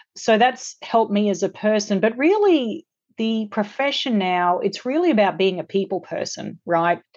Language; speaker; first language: English; native; English